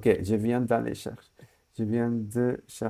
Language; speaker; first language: French; non-native, fluent; Sinhala